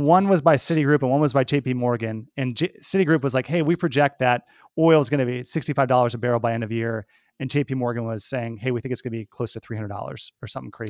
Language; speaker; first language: English; native; English